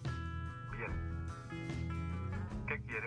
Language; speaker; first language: Spanish; non-native, learner; English